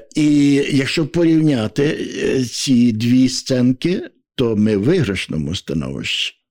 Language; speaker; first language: Ukrainian; native; Ukrainian